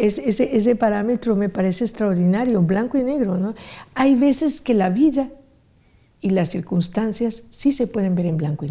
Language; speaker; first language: Spanish; native; Spanish